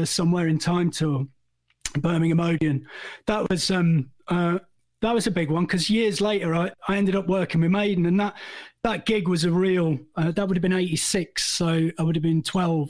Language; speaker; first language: English; native; English